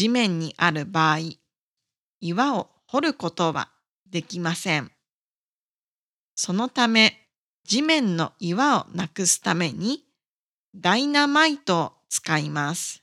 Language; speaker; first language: Japanese; native; Japanese